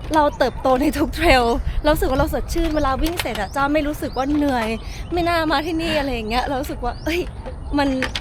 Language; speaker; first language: Thai; early bilingual, other home language; Italian